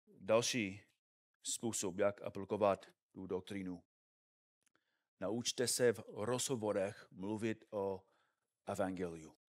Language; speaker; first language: Czech; non-native, fluent; English